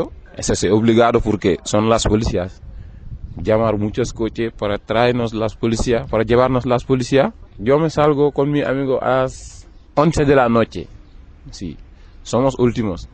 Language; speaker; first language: Spanish; non-native, learner; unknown